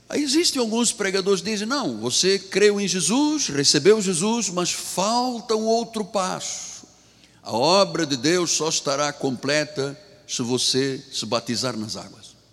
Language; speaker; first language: Portuguese; native; Portuguese